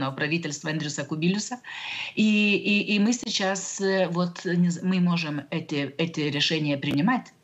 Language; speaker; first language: Russian; non-native, local second language; Lithuanian